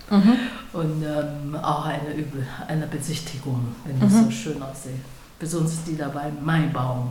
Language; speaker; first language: German; non-native, learner; Chinese